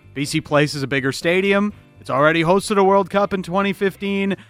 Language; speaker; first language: English; early bilingual, other home language; Italian